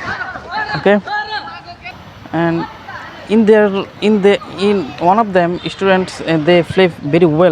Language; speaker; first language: English; non-native, learner; Bangla